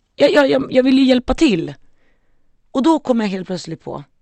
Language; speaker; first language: Swedish; native; Swedish